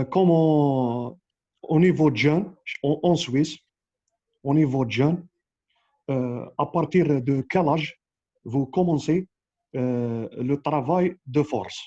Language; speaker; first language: French; non-native, local second language; Arabic